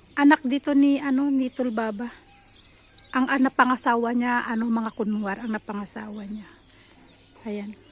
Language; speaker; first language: Filipino; native; Filipino